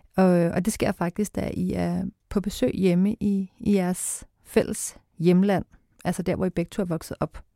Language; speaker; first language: Danish; native; Danish